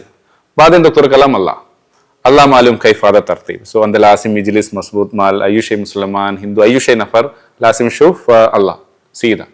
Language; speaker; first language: Arabic; non-native, learner; Malayalam